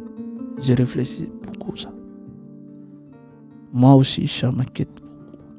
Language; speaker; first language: French; non-native, learner; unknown